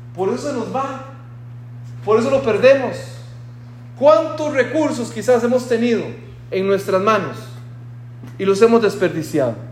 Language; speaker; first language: Spanish; native; Spanish